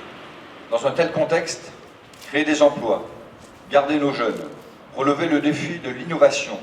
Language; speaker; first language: French; native; French